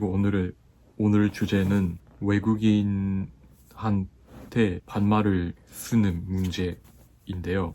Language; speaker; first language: Korean; non-native, fluent; Japanese